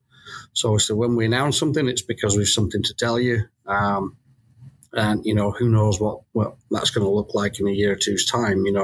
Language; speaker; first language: English; native; English